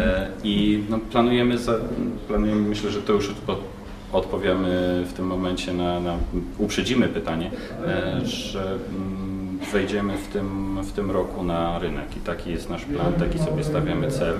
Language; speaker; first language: Polish; native; Polish